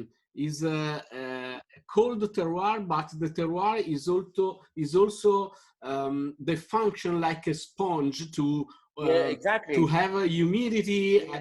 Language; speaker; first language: English; non-native, fluent; Italian